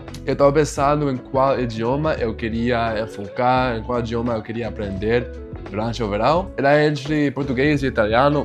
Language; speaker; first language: Portuguese; non-native, learner; English